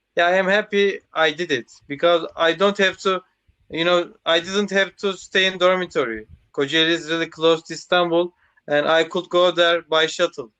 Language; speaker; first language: English; non-native, learner; Turkish